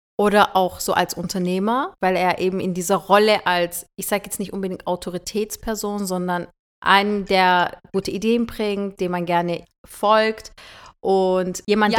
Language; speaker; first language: German; early bilingual, other home language; Turkish